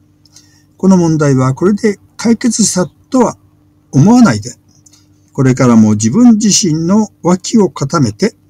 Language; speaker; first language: Japanese; native; Japanese